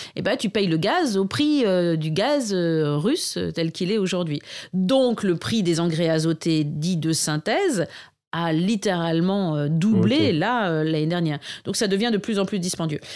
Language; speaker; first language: French; native; French